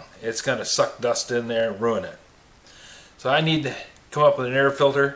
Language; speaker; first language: English; native; English